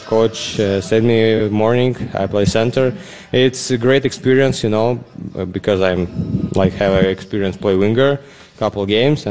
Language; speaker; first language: English; non-native, learner; Russian